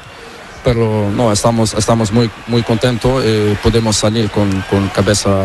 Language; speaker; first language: Spanish; non-native, learner; Portuguese